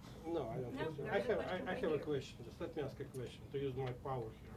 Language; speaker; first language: English; non-native, fluent; Russian